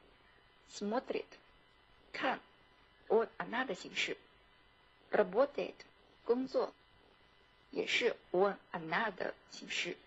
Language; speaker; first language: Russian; non-native, fluent; Chinese